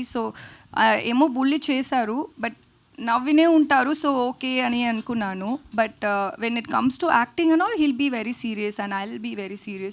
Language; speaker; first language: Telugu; non-native, learner; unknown